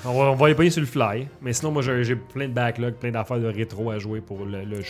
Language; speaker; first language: French; native; French